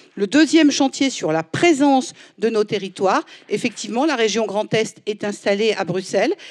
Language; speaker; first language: French; native; French